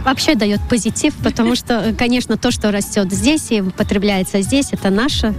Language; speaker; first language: Russian; non-native, local second language; Latvian